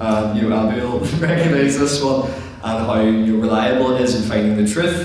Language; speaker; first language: English; native; English